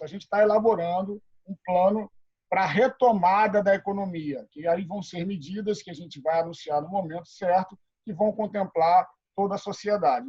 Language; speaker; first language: Portuguese; native; Portuguese